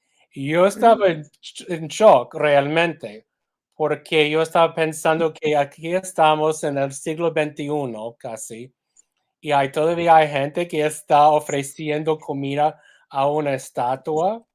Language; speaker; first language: Spanish; non-native, fluent; English